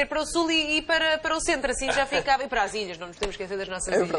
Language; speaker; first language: Portuguese; native; Portuguese